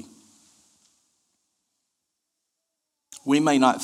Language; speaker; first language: English; native; English